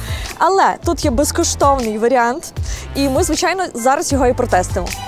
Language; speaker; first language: Ukrainian; native; Ukrainian